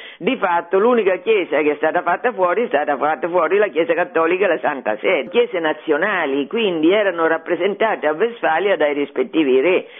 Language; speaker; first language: Italian; native; Italian